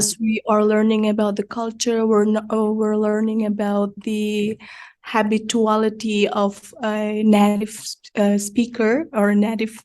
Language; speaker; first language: English; non-native, fluent; Indonesian